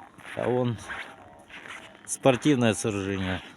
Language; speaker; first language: Russian; native; Russian